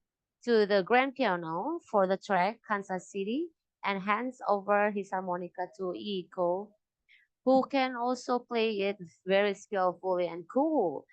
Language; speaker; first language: English; non-native, local second language; Indonesian